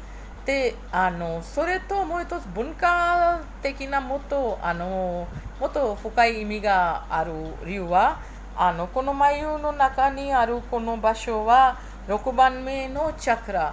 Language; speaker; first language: Japanese; non-native, fluent; Hindi